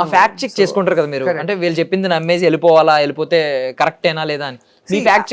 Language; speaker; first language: Telugu; native; Telugu